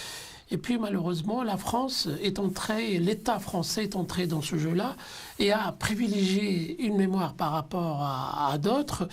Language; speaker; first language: French; non-native, local second language; Arabic